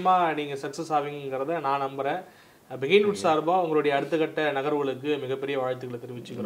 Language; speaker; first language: Tamil; native; Tamil